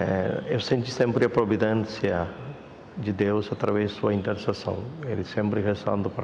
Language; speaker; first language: Portuguese; non-native, fluent; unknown